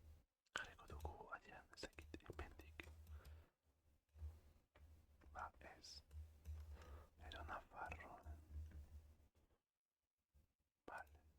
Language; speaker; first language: Basque; non-native, learner; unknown